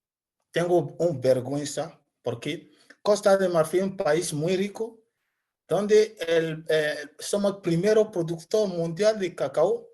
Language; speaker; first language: Spanish; non-native, learner; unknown